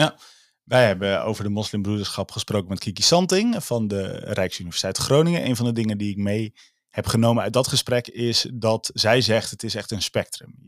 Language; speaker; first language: Dutch; native; Dutch